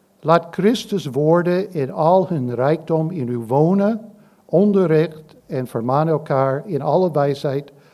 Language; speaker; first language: Dutch; non-native, fluent; English